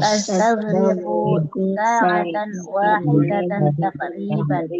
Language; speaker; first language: Arabic; non-native, learner; Indonesian